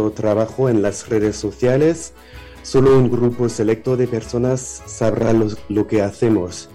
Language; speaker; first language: Spanish; non-native, learner; French